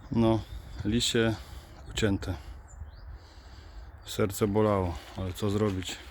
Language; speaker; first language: Polish; native; Polish